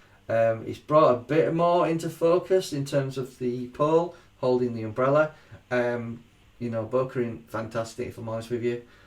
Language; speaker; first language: English; native; English